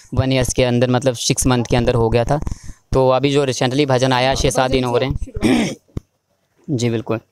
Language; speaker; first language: Hindi; native; Hindi